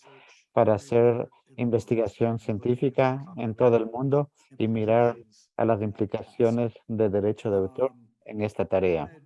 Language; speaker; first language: Spanish; non-native, fluent; English